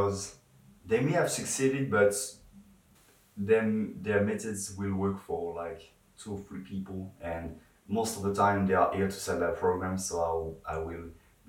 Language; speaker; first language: English; non-native, fluent; French